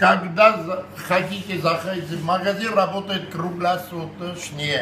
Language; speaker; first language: Russian; non-native, fluent; Armenian